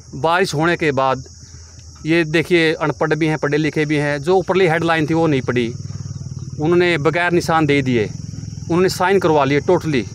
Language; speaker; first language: Hindi; native; Hindi